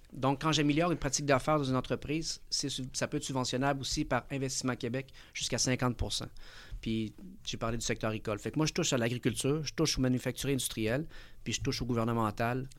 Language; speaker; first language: French; early bilingual, other home language; Spanish